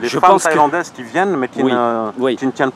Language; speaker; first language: French; native; French